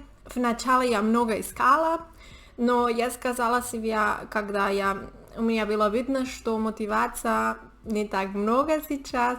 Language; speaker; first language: Russian; non-native, learner; Spanish